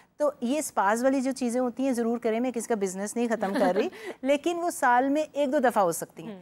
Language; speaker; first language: Urdu; non-native, local second language; Punjabi